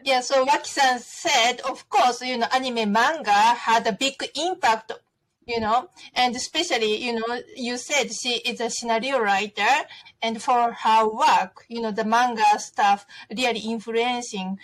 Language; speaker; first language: English; non-native, fluent; Japanese